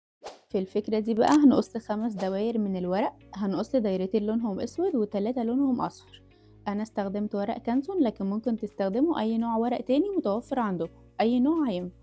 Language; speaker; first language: Arabic; native; Arabic